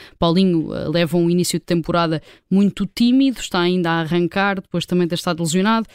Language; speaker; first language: Portuguese; native; Portuguese